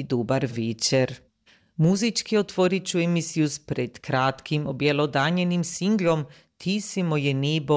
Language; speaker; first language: Serbian; native; Serbian